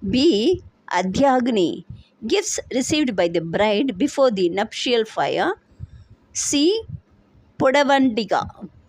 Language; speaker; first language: English; non-native, local second language; Tamil